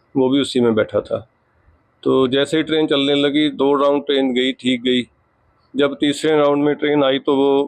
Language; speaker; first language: Hindi; non-native, local second language; Punjabi